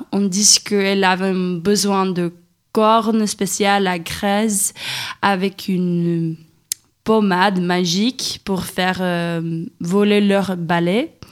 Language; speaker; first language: French; non-native, fluent; Swedish